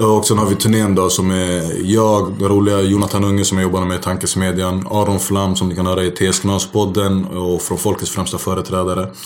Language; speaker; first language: Swedish; early bilingual, other home language; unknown